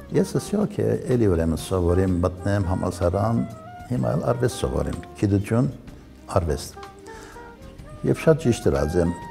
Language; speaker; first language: Armenian; early bilingual, heritage; Armenian